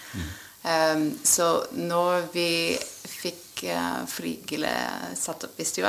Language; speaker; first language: Norwegian; non-native, fluent; English